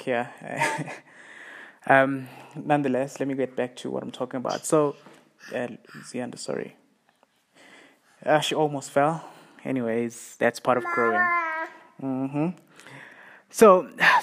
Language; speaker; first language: English; non-native, local second language; South Ndebele